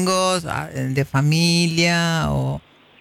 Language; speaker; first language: Spanish; native; Spanish